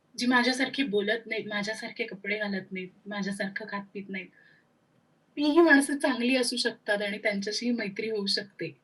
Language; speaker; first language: Marathi; native; Marathi